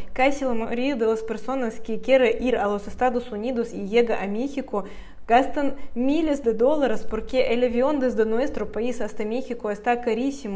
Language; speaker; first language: Spanish; non-native, fluent; Russian